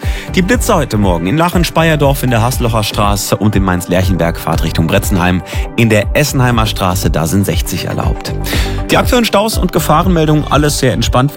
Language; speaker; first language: German; native; German